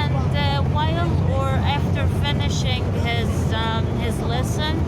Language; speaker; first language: English; non-native, learner; Arabic